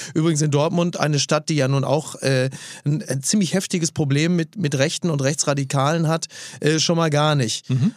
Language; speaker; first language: German; native; German